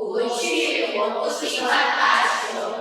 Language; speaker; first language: Chinese; non-native, learner; Indonesian